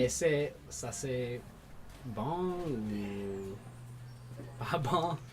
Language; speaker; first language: French; non-native, learner; English